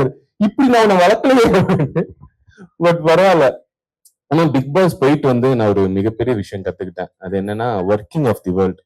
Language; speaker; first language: Tamil; native; Tamil